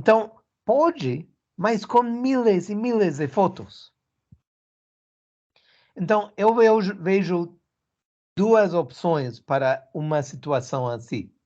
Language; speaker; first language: Portuguese; non-native, learner; English